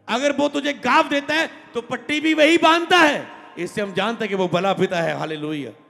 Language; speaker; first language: Hindi; non-native, local second language; Punjabi